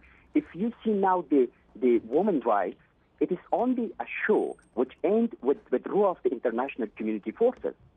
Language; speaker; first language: English; non-native, fluent; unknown